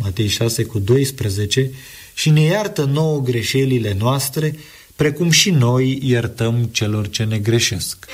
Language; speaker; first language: Romanian; native; Romanian